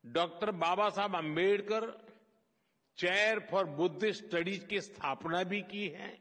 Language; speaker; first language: Hindi; non-native, local second language; Gujarati